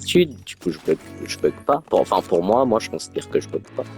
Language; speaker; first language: French; native; French